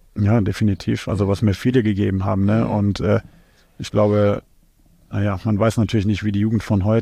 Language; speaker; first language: German; native; German